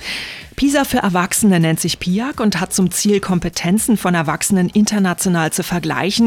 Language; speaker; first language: German; native; German